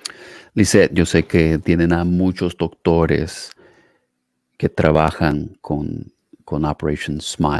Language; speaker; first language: Spanish; non-native, fluent; English